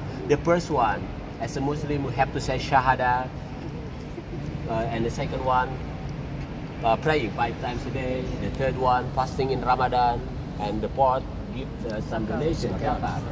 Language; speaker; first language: English; non-native, fluent; Indonesian